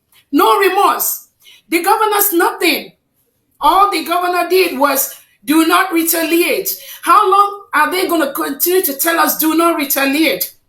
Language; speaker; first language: English; non-native, local second language; Igbo